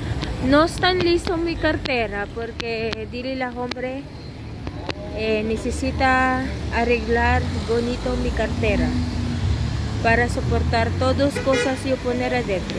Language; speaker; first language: Spanish; non-native, learner; Filipino